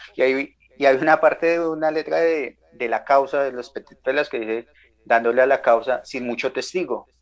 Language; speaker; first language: Spanish; native; Spanish